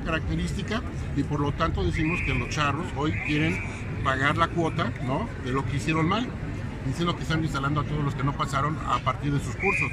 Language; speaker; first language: Spanish; native; Spanish